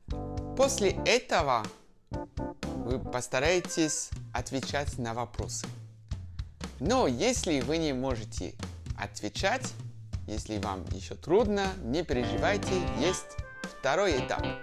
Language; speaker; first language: Russian; non-native, fluent; French